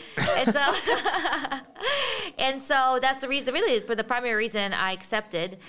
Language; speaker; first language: English; early bilingual, other home language; Russian